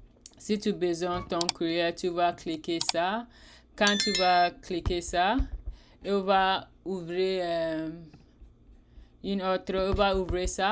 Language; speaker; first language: French; non-native, learner; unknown